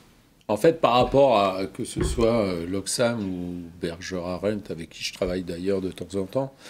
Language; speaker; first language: French; native; French